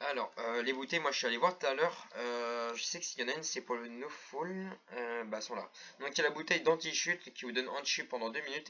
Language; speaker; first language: French; native; French